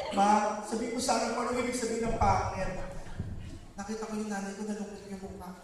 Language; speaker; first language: Filipino; native; Filipino